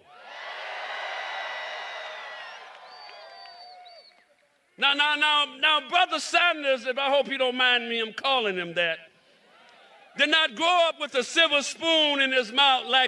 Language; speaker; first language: English; native; English